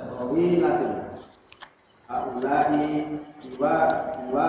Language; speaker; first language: Arabic; non-native, learner; Indonesian